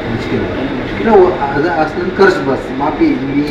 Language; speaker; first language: Arabic; non-native, learner; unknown